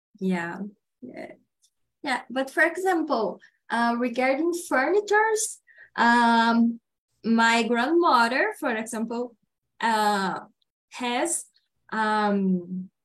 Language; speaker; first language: English; non-native, learner; Portuguese